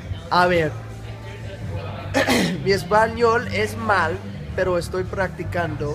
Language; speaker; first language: Spanish; early bilingual, heritage; English